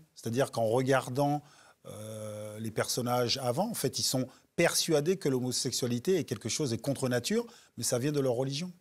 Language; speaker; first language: French; native; French